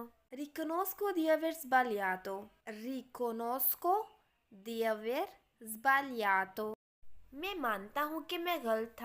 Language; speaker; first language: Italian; non-native, fluent; Urdu